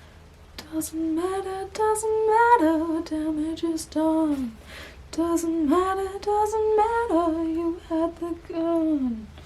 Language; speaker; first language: English; native; English